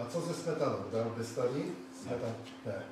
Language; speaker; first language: Czech; non-native, fluent; Polish